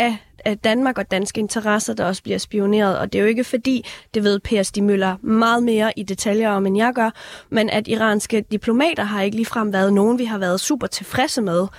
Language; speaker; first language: Danish; early bilingual, other home language; Persian